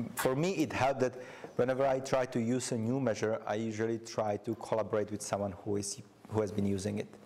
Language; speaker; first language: English; non-native, fluent; Czech